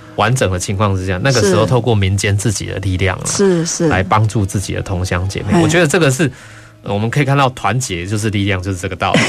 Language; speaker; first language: Chinese; non-native, fluent; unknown